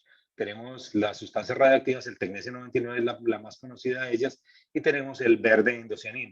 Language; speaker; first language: Spanish; native; Spanish